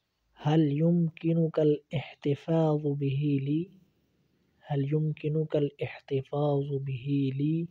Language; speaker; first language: Arabic; non-native, fluent; Urdu